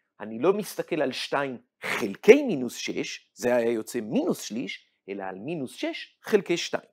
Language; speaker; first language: Hebrew; native; Hebrew